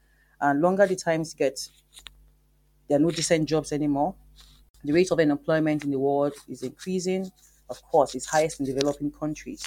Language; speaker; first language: English; non-native, local second language; Yoruba